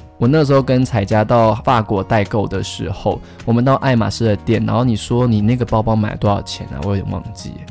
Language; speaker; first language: Chinese; native; Chinese